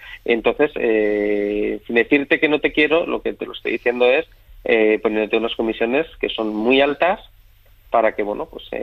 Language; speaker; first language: Spanish; native; Spanish